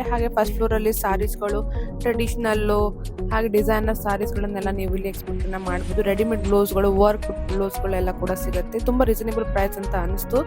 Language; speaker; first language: Kannada; native; Kannada